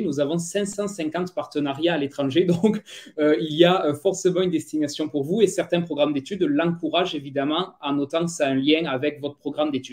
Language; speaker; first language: French; native; French